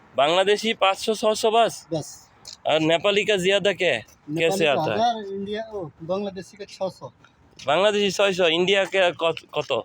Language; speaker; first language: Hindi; non-native, learner; Bangla